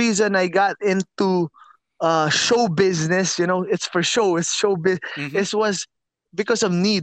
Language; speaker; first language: English; non-native, local second language; Filipino